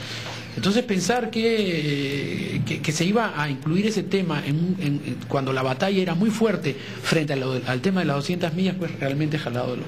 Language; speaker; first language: Spanish; native; Spanish